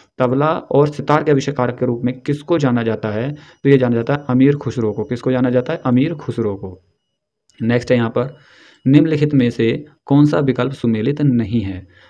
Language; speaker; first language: Hindi; native; Hindi